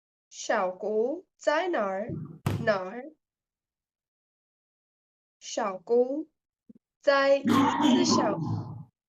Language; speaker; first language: Chinese; non-native, learner; Urdu